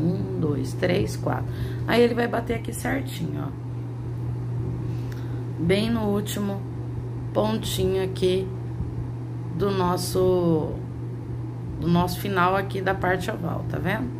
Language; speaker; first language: Portuguese; native; Portuguese